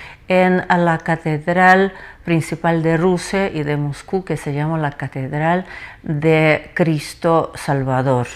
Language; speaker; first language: Spanish; non-native, fluent; Russian